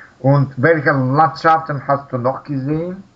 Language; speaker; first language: German; non-native, learner; Russian